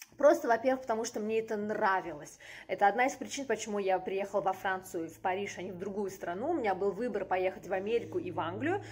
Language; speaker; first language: Russian; native; Russian